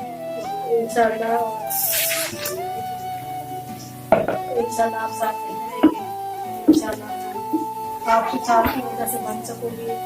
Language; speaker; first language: Hindi; non-native, local second language; Punjabi